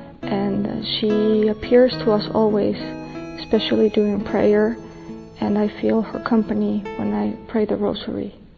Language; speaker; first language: English; non-native, fluent; Spanish